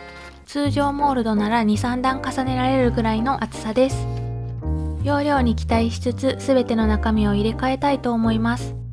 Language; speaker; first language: Japanese; native; Japanese